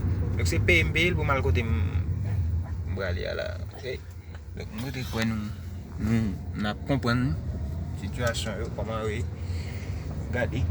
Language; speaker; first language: French; non-native, learner; Haitian Creole